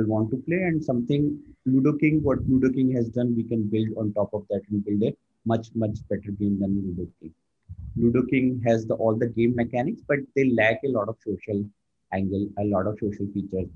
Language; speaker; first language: English; non-native, local second language; Hindi